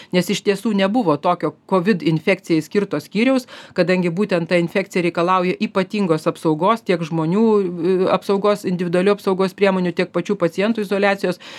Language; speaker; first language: Lithuanian; native; Lithuanian